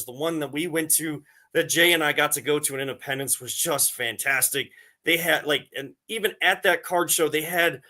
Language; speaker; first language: English; native; English